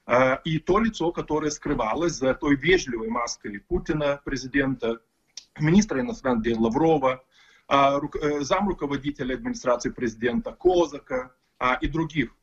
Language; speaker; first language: Russian; non-native, fluent; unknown